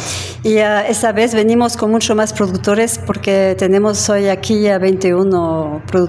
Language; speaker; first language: Spanish; non-native, fluent; French